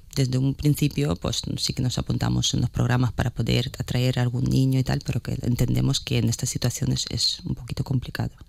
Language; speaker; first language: Spanish; non-native, fluent; Ukrainian